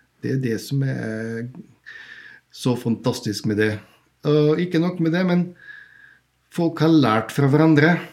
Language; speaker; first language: Norwegian; non-native, fluent; Bulgarian